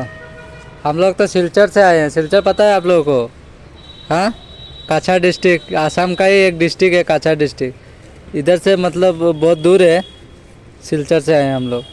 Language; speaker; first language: Hindi; non-native, local second language; Bangla